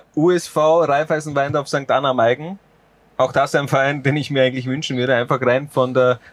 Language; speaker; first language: German; native; German